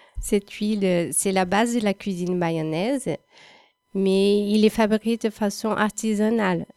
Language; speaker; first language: French; non-native, learner; Portuguese